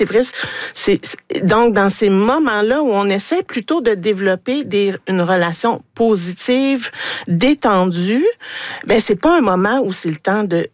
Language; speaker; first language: French; native; French